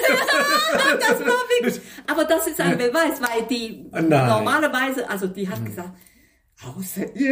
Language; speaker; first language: German; non-native, fluent; Chinese